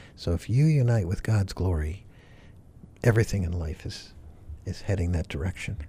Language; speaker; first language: English; native; English